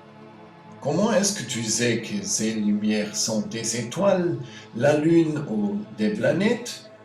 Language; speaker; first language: French; non-native, fluent; German